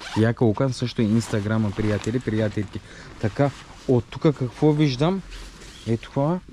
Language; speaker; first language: Bulgarian; non-native, local second language; Turkish